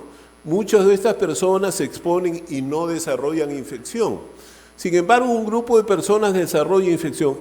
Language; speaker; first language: Spanish; native; Spanish